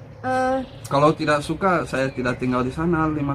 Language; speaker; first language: Indonesian; non-native, learner; Dutch